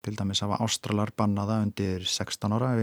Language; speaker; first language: Icelandic; native; Icelandic